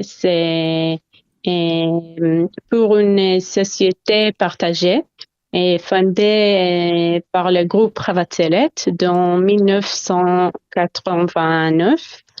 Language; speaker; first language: French; non-native, learner; Hebrew